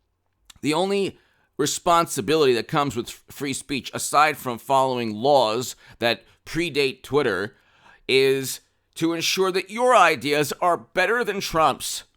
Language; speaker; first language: English; native; English